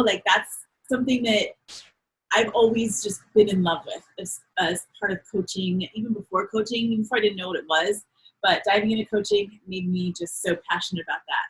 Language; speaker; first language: English; native; English